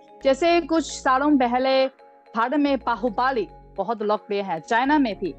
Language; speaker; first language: Hindi; non-native, fluent; Chinese